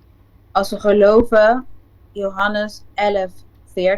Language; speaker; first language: Dutch; non-native, local second language; Papiamento